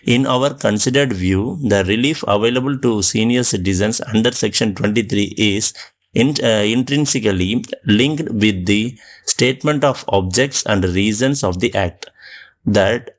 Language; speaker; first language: English; non-native, local second language; Tamil